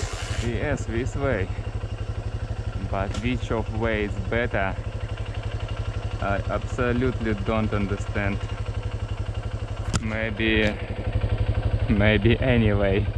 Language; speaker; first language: English; non-native, learner; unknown